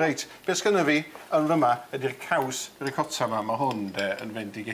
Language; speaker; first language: Welsh; native; Welsh